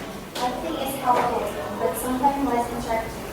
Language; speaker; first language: English; non-native, learner; Indonesian